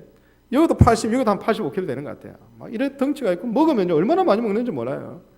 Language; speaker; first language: Korean; native; Korean